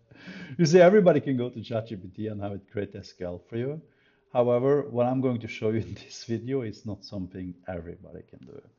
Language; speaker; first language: English; non-native, fluent; Norwegian